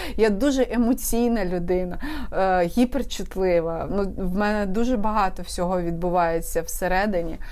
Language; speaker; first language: Ukrainian; non-native, local second language; Russian